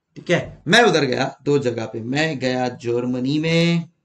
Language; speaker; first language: Hindi; native; Hindi